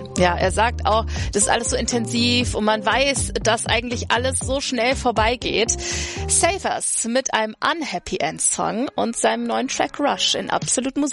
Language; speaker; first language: German; native; German